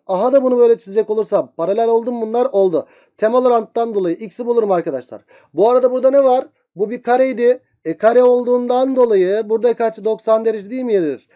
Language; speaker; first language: Turkish; native; Turkish